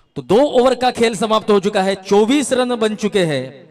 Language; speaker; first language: Hindi; non-native, local second language; Marathi